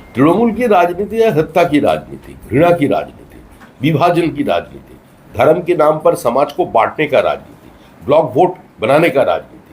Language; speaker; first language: Hindi; non-native, local second language; Bangla